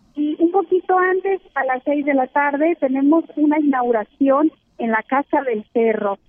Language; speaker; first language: Spanish; native; Spanish